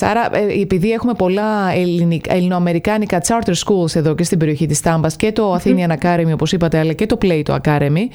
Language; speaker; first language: Greek; native; Greek